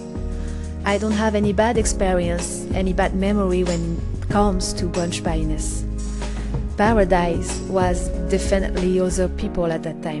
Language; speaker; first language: English; non-native, fluent; French